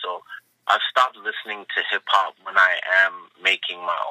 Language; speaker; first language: English; native; English